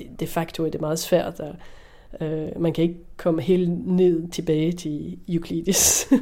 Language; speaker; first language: Danish; non-native, fluent; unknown